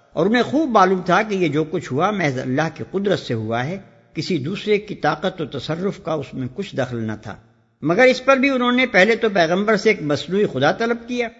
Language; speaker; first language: Urdu; native; Urdu